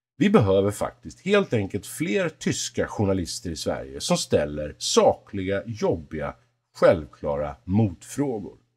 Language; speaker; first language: Swedish; native; Swedish